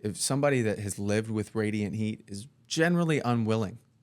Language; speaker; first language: English; native; English